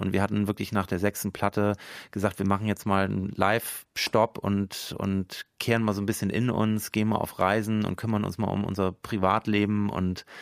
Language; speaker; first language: German; native; German